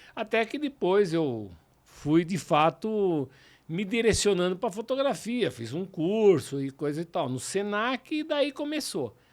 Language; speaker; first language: Portuguese; native; Portuguese